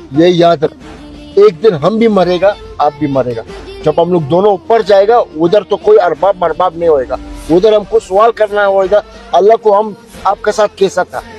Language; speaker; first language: Hindi; non-native, learner; Arabic